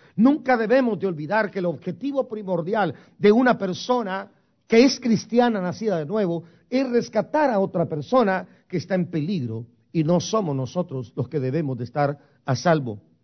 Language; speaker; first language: Spanish; native; Spanish